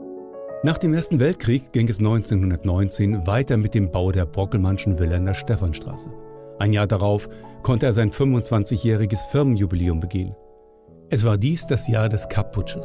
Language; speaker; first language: German; native; German